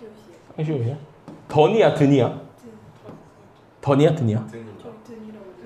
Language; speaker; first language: Korean; native; Korean